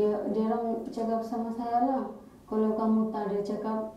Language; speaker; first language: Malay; non-native, learner; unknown